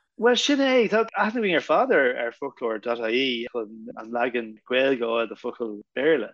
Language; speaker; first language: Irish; native; Irish